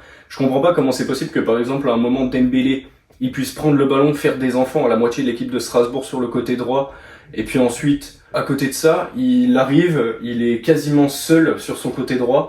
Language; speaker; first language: French; native; French